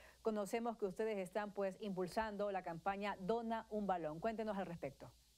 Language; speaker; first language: Spanish; native; Spanish